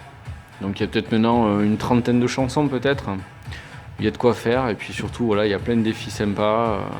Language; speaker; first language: French; native; French